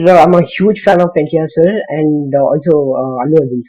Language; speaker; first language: Telugu; non-native, learner; Kannada